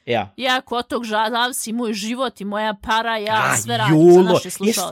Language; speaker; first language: Bosnian; early bilingual, heritage; Bosnian